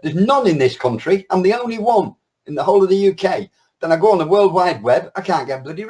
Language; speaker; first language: English; native; English